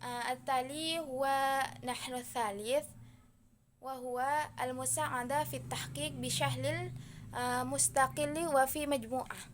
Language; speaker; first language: Arabic; non-native, learner; Indonesian